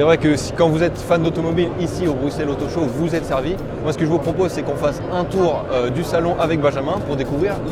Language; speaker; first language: French; native; French